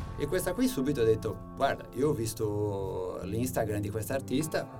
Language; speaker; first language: Italian; non-native, fluent; Portuguese